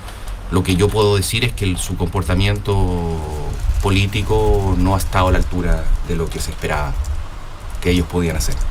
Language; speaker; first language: Spanish; native; Spanish